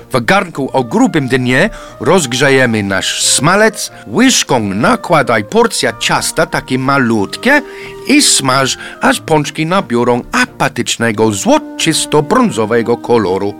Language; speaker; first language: Polish; non-native, fluent; English